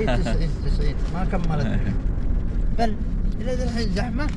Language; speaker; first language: Arabic; native; Arabic